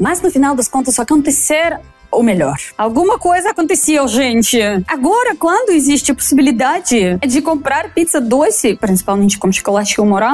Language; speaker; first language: Portuguese; non-native, fluent; Russian